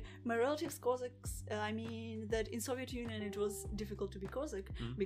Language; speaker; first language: English; non-native, fluent; Russian